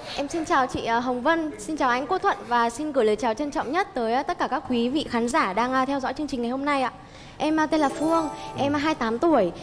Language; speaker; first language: Vietnamese; native; Vietnamese